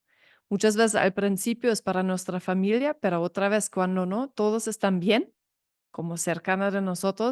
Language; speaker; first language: Spanish; non-native, fluent; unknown